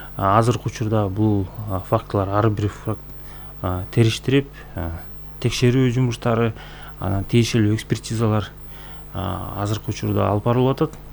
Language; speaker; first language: Kyrgyz; native; Kyrgyz